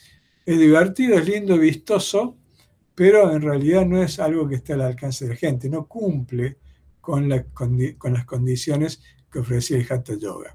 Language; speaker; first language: Spanish; native; Spanish